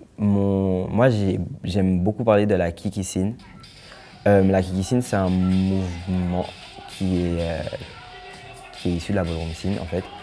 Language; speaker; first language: French; native; French